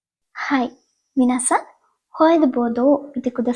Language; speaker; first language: Japanese; non-native, fluent; Sinhala